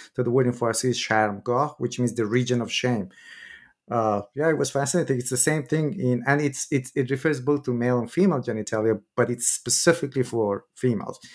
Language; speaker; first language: English; non-native, fluent; Persian